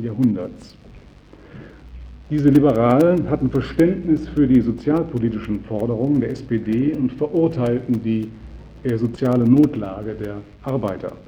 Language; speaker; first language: German; native; German